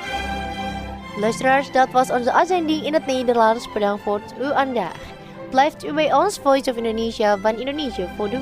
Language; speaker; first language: Dutch; non-native, fluent; Indonesian